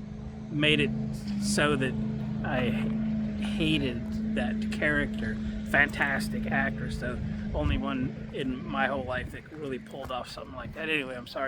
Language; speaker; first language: English; native; English